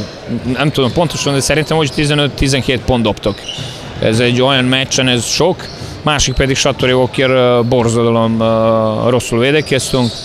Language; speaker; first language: Hungarian; non-native, fluent; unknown